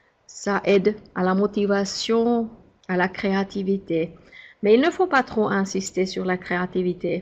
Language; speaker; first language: French; non-native, fluent; Finnish